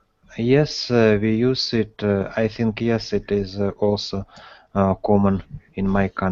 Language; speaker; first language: English; non-native, learner; Russian